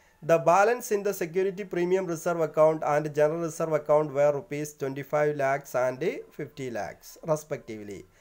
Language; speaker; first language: English; non-native, local second language; Malayalam